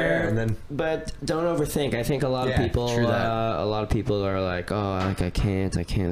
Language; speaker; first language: English; native; English